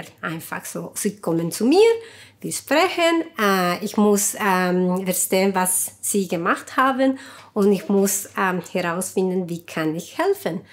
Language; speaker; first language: German; non-native, fluent; Spanish